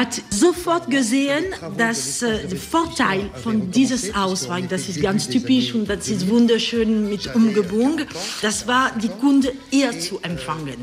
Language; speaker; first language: German; non-native, learner; French